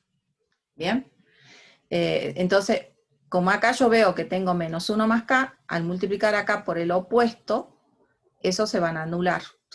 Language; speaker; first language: Spanish; native; Spanish